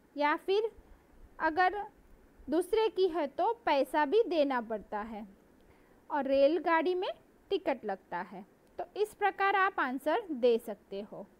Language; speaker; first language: Hindi; non-native, local second language; Gujarati